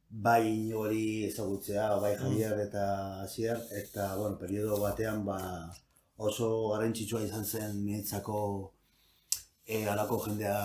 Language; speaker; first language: Basque; non-native, local second language; Spanish